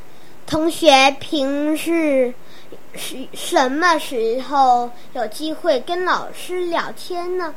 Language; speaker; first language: Chinese; non-native, local second language; Cantonese